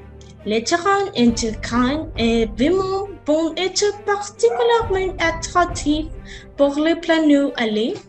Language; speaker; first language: French; non-native, learner; Spanish